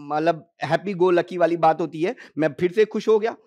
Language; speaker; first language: Hindi; native; Hindi